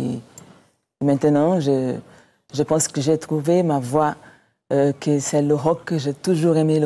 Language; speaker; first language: French; non-native, fluent; Portuguese